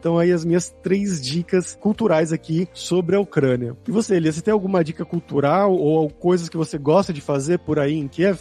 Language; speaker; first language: Portuguese; native; Portuguese